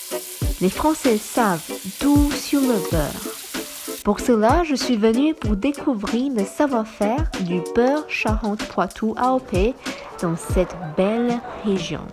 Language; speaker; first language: French; non-native, fluent; Chinese